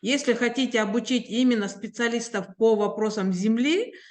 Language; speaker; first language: Russian; non-native, local second language; Kyrgyz